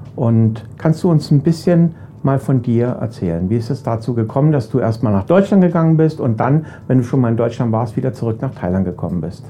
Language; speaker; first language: German; native; German